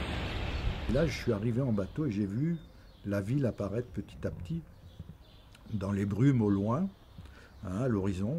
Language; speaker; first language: French; native; French